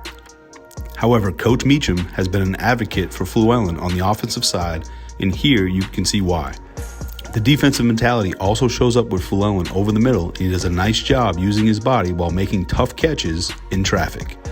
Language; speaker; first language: English; native; English